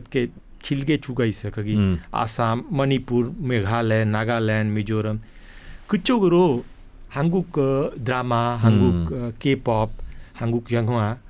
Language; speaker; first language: Korean; non-native, fluent; Hindi